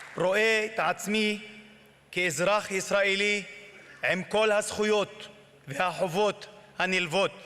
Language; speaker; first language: Hebrew; non-native, local second language; Arabic